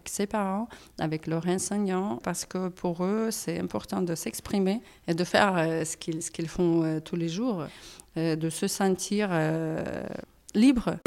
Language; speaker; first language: French; non-native, fluent; Ukrainian